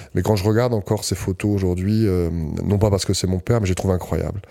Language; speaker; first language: French; native; French